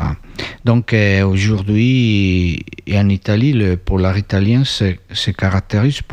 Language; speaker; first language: French; non-native, fluent; Italian